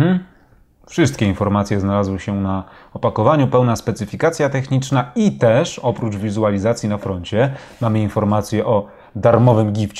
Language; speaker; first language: Polish; native; Polish